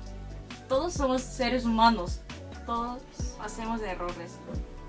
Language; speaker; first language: Spanish; non-native, fluent; Korean